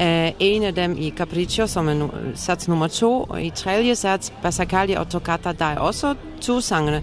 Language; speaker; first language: Danish; non-native, fluent; Polish